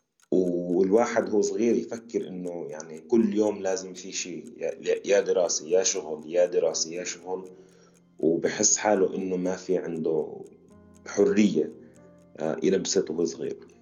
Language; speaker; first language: Arabic; early bilingual, heritage; Arabic